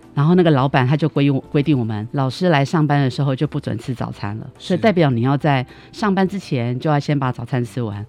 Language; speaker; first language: Chinese; native; Chinese